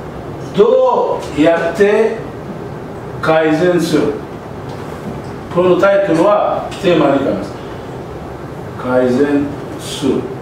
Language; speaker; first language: Japanese; non-native, learner; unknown